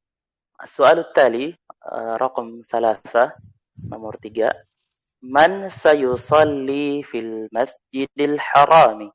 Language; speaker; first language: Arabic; non-native, fluent; Indonesian